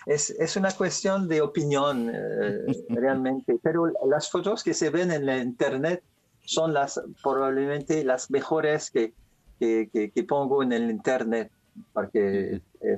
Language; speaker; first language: Spanish; non-native, learner; French